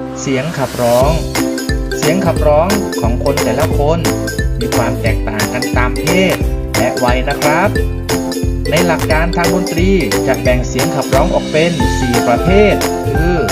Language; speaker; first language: Thai; native; Thai